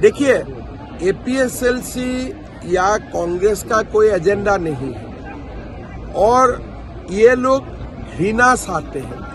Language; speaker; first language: Hindi; non-native, local second language; Assamese